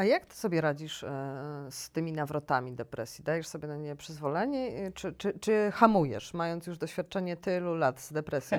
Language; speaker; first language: Polish; native; Polish